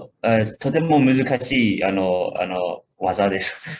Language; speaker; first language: Japanese; non-native, fluent; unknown